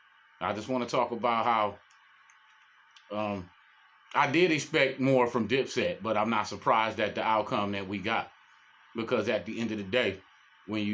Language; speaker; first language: English; native; English